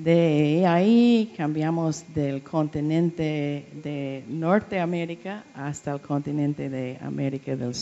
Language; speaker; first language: Spanish; non-native, learner; English